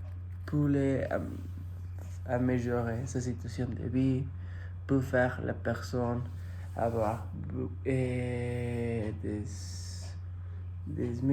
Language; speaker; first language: French; non-native, fluent; Spanish